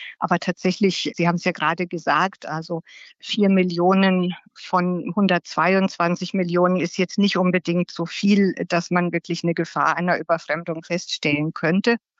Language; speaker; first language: German; native; German